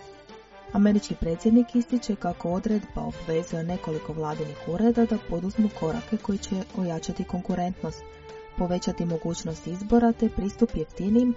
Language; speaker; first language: Croatian; native; Croatian